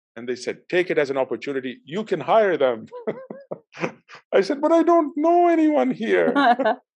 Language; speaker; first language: English; non-native, local second language; Urdu